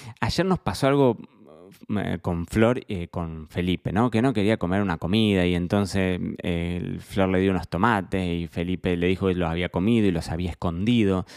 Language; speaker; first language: Spanish; native; Spanish